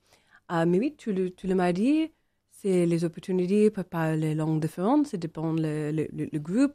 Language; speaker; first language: French; non-native, learner; English